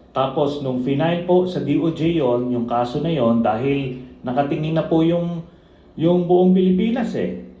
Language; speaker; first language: Filipino; native; Filipino